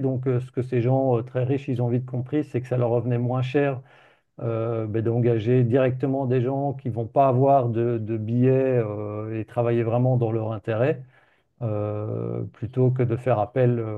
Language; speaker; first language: French; native; French